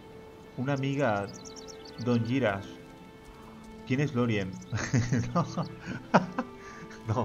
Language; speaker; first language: Spanish; native; Spanish